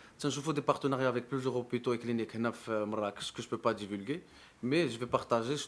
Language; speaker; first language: French; non-native, local second language; Arabic